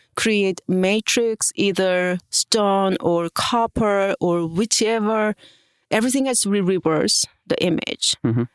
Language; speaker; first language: English; non-native, fluent; Korean